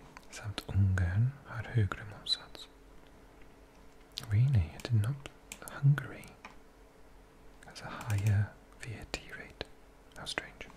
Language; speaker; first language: English; non-native, local second language; Welsh